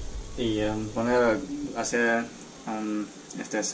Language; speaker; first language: Spanish; non-native, learner; Chinese